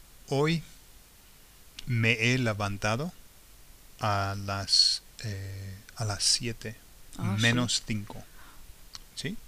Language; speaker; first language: Spanish; non-native, fluent; English